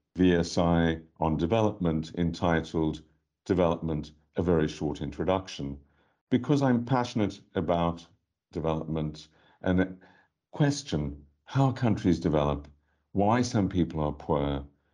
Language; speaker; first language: English; native; English